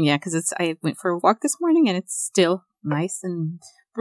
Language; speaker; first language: English; early bilingual, other home language; Spanish